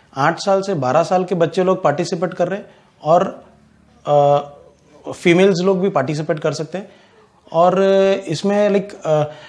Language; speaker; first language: Hindi; non-native, local second language; Gujarati